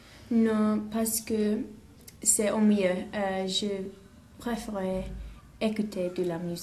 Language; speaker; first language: French; non-native, learner; English